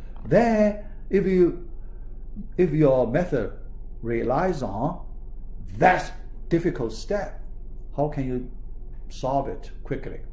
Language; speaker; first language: English; non-native, fluent; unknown